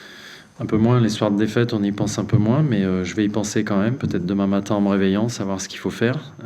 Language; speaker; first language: French; native; French